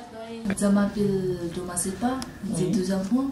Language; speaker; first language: French; non-native, learner; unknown